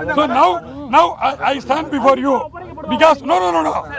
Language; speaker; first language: English; non-native, local second language; Tamil